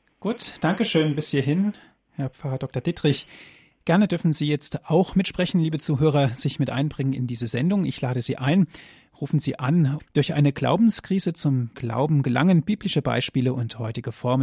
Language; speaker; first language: German; native; German